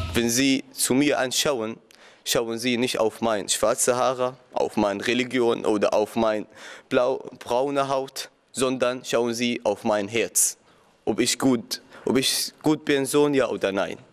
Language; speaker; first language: German; non-native, learner; Arabic